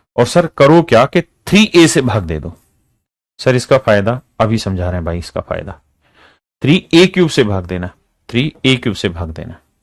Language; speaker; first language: Hindi; native; Hindi